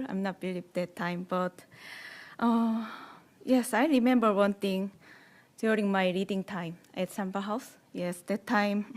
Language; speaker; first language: English; non-native, learner; Korean